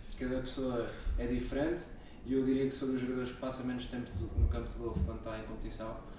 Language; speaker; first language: Portuguese; native; Portuguese